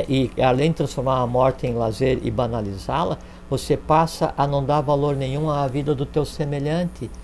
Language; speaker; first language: Portuguese; native; Portuguese